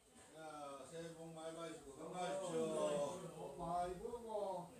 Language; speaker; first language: Korean; native; Korean